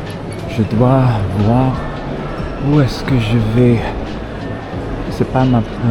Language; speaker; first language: French; non-native, fluent; English